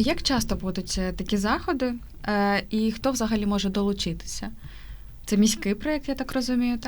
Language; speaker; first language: Ukrainian; native; Ukrainian